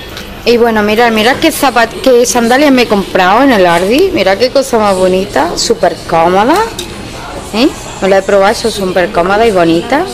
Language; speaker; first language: Spanish; native; Spanish